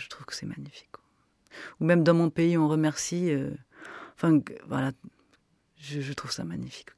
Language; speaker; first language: French; native; French